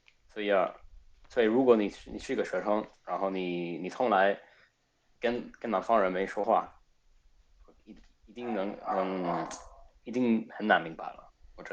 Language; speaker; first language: Chinese; non-native, fluent; Spanish